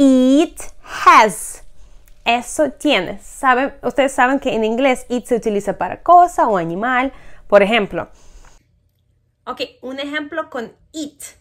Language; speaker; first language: Spanish; non-native, fluent; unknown